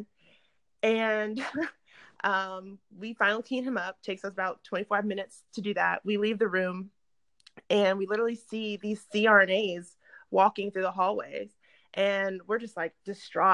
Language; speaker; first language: English; native; English